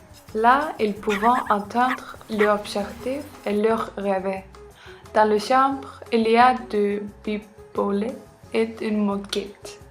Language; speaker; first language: French; non-native, learner; Icelandic